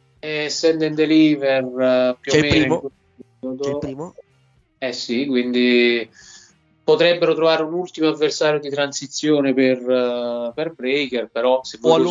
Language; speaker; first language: Italian; native; Italian